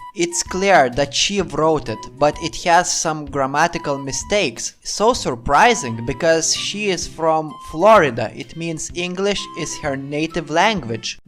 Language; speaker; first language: English; non-native, fluent; Lithuanian